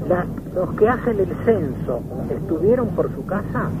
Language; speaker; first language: Spanish; native; Spanish